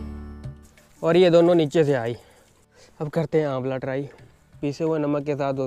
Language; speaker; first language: Hindi; native; Hindi